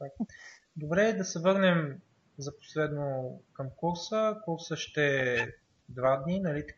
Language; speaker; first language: Bulgarian; native; Bulgarian